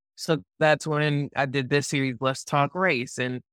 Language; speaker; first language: English; native; English